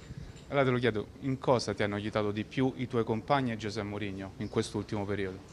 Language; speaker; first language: Italian; native; Italian